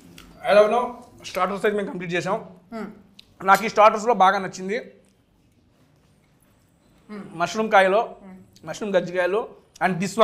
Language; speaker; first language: Telugu; native; Telugu